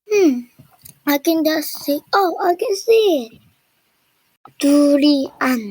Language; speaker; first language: English; non-native, learner; Korean